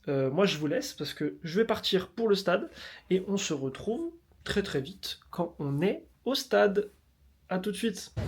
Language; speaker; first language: French; native; French